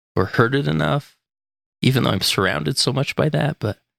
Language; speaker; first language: English; native; English